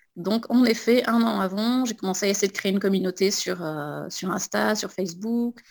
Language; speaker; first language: French; native; French